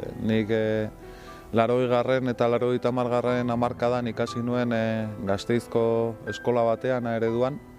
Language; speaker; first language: Basque; non-native, local second language; Spanish